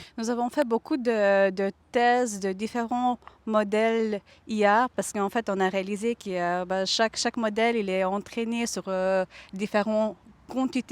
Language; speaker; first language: French; non-native, fluent; Lithuanian